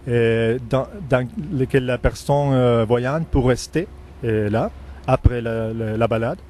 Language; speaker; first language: French; non-native, fluent; Spanish